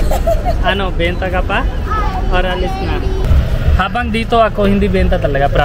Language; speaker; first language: Filipino; non-native, learner; Punjabi